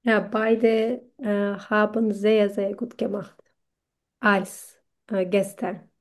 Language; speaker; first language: German; non-native, learner; Turkish